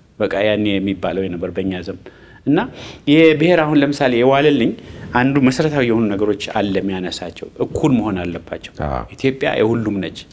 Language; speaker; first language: Amharic; native; Amharic